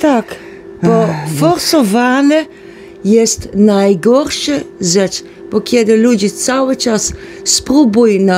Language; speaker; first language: Polish; non-native, learner; Dutch